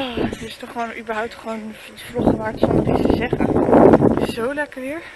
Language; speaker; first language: Dutch; native; Dutch